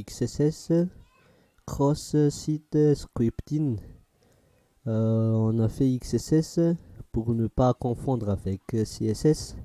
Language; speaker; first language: French; non-native, fluent; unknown